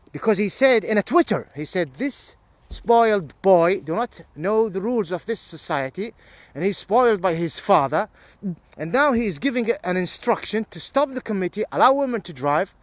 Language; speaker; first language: English; non-native, fluent; Arabic